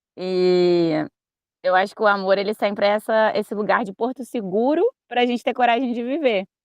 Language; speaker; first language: Portuguese; early bilingual, other home language; Russian